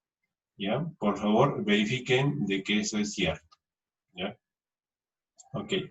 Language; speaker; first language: Spanish; native; Spanish